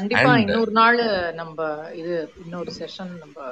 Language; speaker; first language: Tamil; native; Tamil